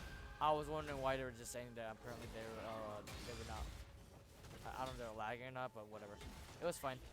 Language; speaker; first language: English; native; English